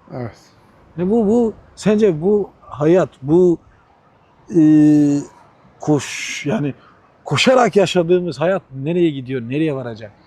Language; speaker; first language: Turkish; non-native, fluent; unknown